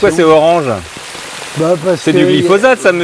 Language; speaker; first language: French; native; French